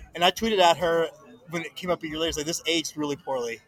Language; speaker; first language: English; native; English